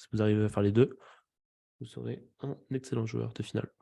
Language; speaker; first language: French; native; French